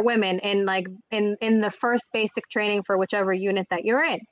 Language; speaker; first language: English; native; English